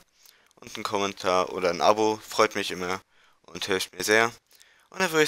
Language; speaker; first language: German; native; German